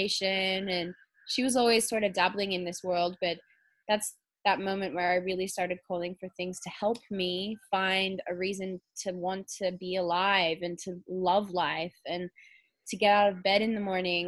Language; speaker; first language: English; native; English